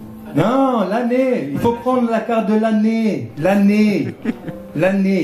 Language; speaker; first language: French; non-native, fluent; Portuguese